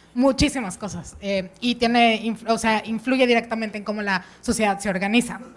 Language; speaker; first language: Spanish; native; Spanish